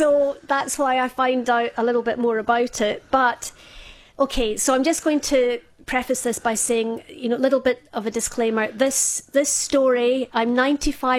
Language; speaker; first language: English; native; English